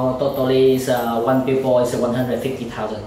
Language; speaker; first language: English; non-native, learner; Vietnamese